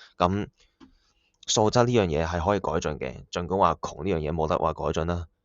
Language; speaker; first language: Cantonese; native; Cantonese